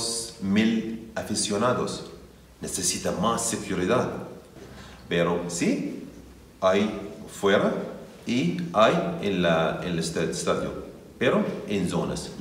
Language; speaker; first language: Spanish; non-native, learner; Arabic